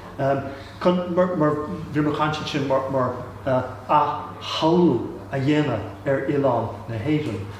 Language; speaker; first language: Irish; non-native, local second language; English